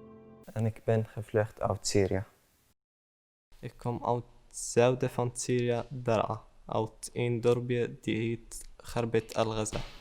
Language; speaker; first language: Dutch; early bilingual, other home language; Arabic